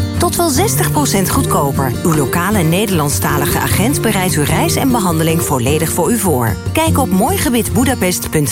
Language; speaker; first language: Dutch; native; Dutch